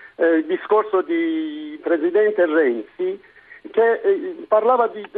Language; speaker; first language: Italian; non-native, fluent; Persian